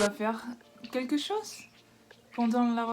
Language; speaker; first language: French; non-native, learner; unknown